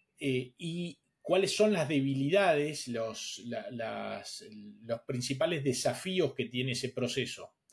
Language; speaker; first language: Spanish; native; Spanish